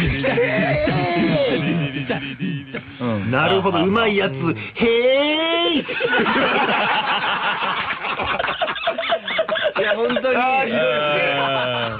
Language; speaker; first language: Japanese; native; Japanese